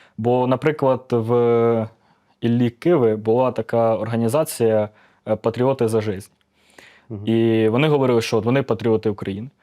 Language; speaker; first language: Ukrainian; native; Ukrainian